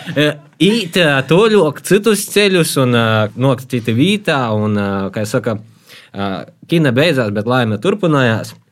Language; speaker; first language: Latvian; native; Latvian